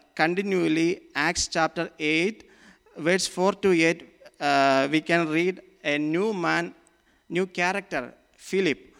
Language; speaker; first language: English; non-native, local second language; Malayalam